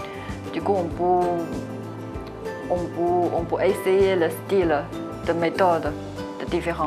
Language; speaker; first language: French; non-native, learner; Chinese